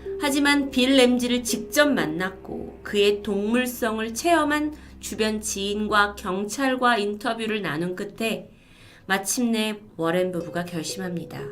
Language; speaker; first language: Korean; native; Korean